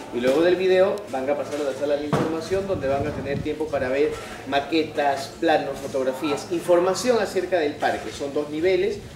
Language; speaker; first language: Spanish; native; Spanish